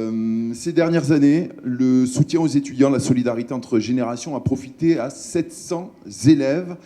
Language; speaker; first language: French; native; French